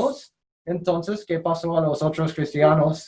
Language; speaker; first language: Spanish; non-native, learner; English